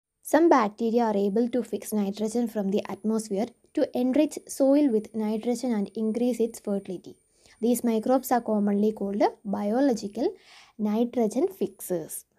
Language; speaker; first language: English; non-native, local second language; Malayalam